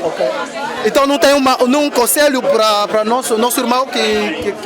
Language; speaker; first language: Portuguese; non-native, fluent; Lingala